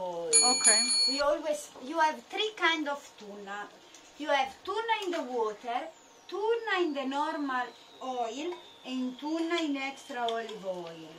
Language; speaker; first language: English; non-native, learner; Italian